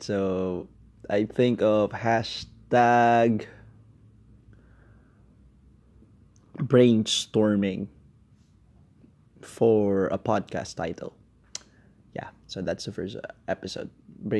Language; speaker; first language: English; non-native, local second language; Filipino